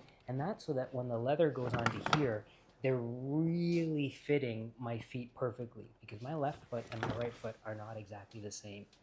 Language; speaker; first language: English; early bilingual, heritage; English